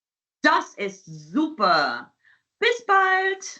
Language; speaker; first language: German; non-native, fluent; English